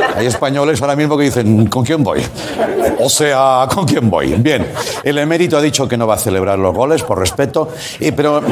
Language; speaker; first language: Spanish; native; Spanish